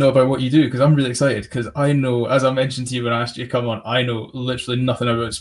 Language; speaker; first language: English; native; English